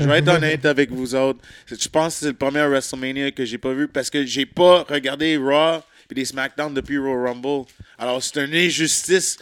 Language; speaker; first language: French; native; French